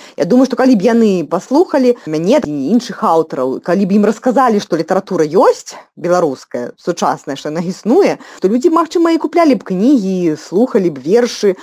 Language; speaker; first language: Belarusian; non-native, local second language; Russian